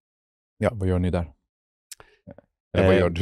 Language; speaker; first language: Swedish; non-native, fluent; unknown